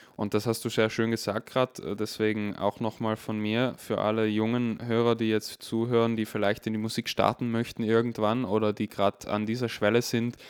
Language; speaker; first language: German; native; German